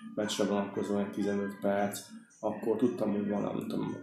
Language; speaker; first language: Hungarian; native; Hungarian